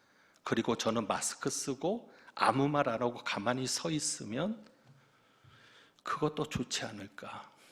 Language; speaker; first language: Korean; native; Korean